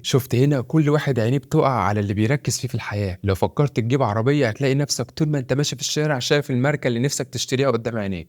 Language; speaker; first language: Arabic; native; Arabic